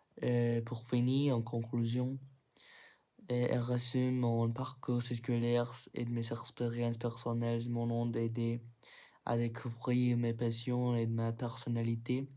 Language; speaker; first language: French; non-native, learner; Spanish